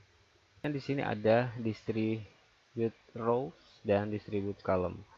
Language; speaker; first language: Indonesian; native; Indonesian